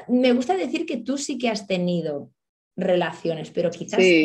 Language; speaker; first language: Spanish; native; Spanish